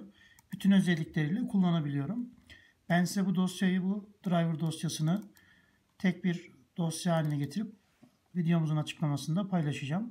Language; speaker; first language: Turkish; native; Turkish